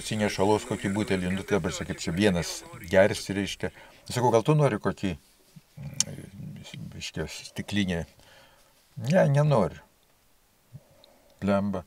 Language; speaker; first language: Lithuanian; native; Lithuanian